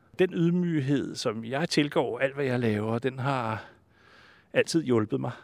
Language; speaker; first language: Danish; native; Danish